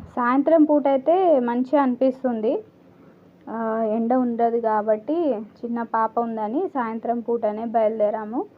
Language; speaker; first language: Telugu; non-native, learner; Marathi